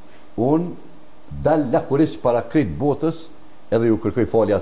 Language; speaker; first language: Albanian; native; Albanian